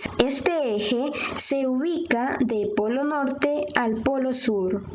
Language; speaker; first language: Spanish; native; Spanish